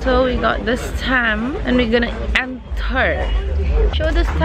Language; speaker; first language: English; non-native, fluent; Indonesian